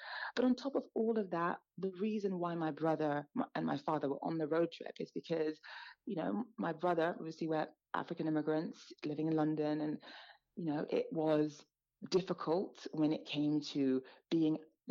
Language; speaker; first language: English; native; English